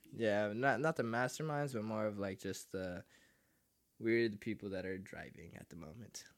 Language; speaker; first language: English; early bilingual, other home language; Filipino